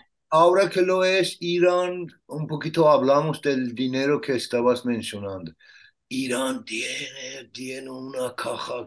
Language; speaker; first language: Spanish; non-native, learner; Persian